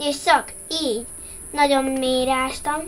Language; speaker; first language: Hungarian; early bilingual, heritage; Hungarian